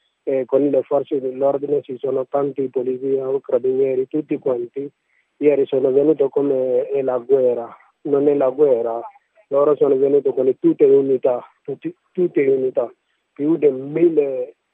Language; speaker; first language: Italian; non-native, learner; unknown